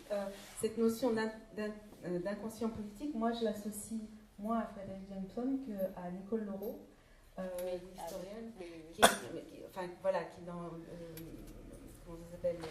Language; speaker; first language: French; native; French